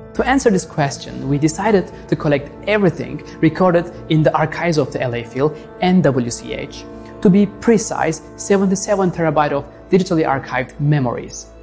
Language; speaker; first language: English; non-native, fluent; Turkish